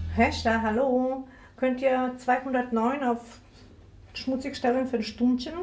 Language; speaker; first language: German; non-native, fluent; Polish